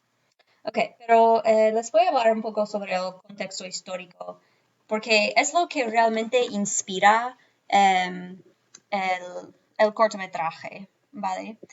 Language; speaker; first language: Spanish; non-native, fluent; English